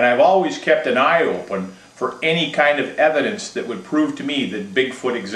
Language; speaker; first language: English; native; English